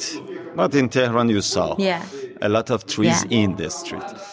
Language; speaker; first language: English; non-native, learner; Persian